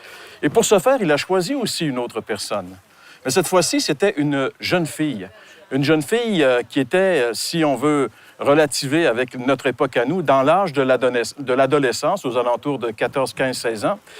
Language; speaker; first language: French; native; French